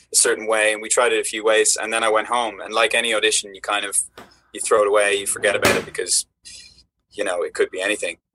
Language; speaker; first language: English; native; English